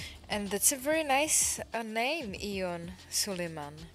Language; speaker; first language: English; non-native, fluent; Czech